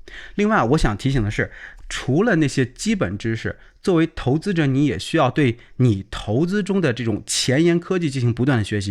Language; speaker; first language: Chinese; native; Chinese